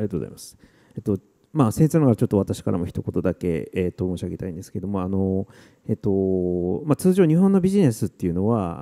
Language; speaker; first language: Japanese; native; Japanese